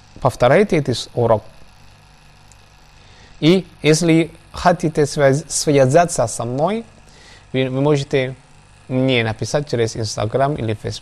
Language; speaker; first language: Russian; non-native, learner; Javanese